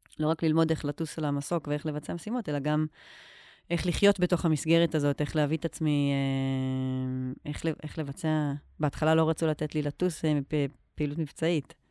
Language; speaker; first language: Hebrew; native; Hebrew